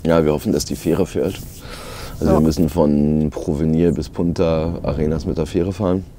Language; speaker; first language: German; native; German